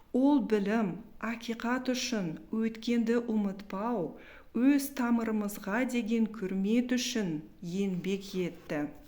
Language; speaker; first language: Kazakh; non-native, local second language; Russian